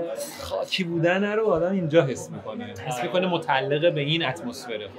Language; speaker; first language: Persian; native; Persian